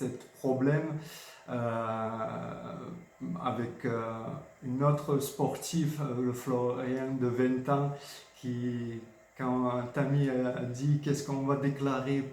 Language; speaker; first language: French; non-native, fluent; Georgian